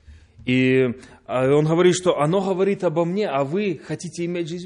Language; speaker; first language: Polish; non-native, learner; Russian